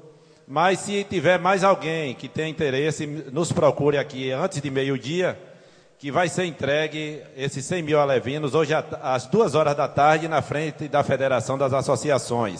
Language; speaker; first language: Portuguese; native; Portuguese